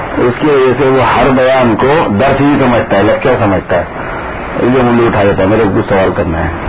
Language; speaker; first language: Urdu; native; Urdu